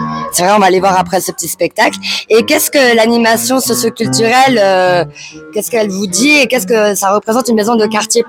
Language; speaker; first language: French; native; French